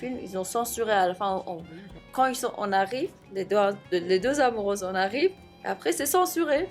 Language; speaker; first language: French; non-native, fluent; Persian